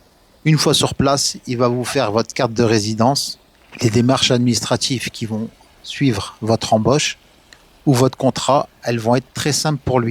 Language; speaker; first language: French; native; French